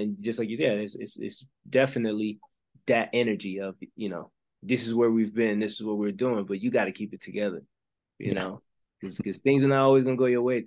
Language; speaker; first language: English; early bilingual, other home language; French